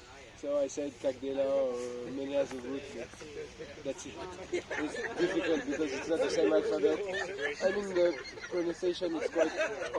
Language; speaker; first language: English; non-native, fluent; French